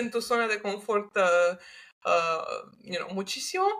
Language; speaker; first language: Spanish; non-native, learner; English